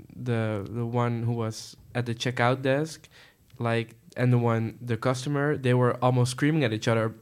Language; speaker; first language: English; non-native, fluent; Dutch